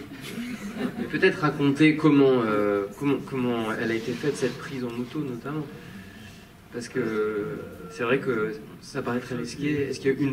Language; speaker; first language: French; native; French